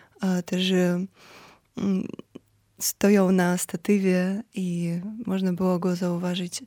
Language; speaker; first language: Polish; non-native, fluent; Ukrainian